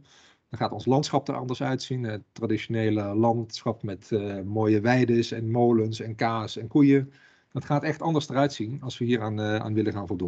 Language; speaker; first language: Dutch; native; Dutch